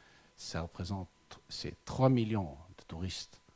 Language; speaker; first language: French; non-native, local second language; Arabic